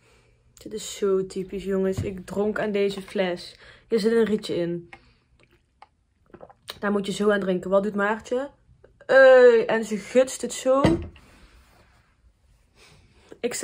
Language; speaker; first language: Dutch; native; Dutch